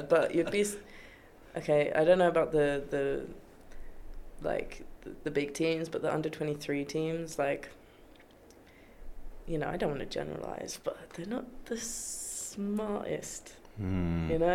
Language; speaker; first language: English; native; English